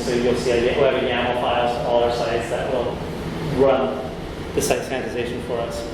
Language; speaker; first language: English; native; English